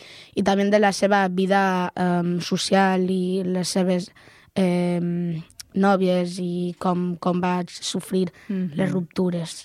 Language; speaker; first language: Catalan; non-native, local second language; Spanish